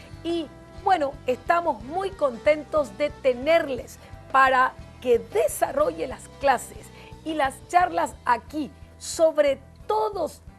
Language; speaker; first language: Spanish; native; Spanish